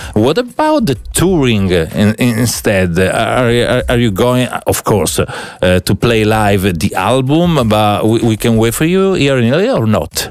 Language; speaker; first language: English; non-native, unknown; Italian